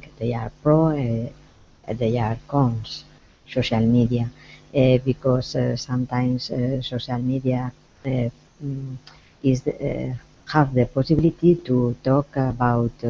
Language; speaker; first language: English; non-native, learner; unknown